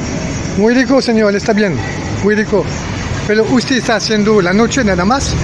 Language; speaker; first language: Spanish; non-native, learner; French